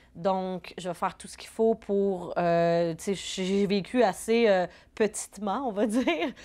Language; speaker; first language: French; native; French